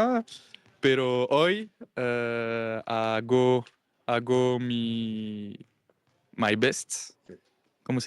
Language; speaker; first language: Spanish; non-native, learner; English